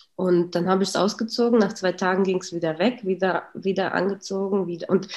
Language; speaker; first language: German; early bilingual, other home language; Russian